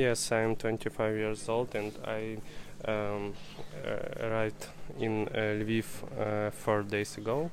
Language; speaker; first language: English; non-native, learner; Russian